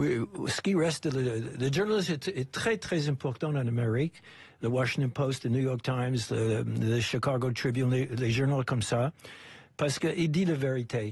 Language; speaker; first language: French; non-native, fluent; English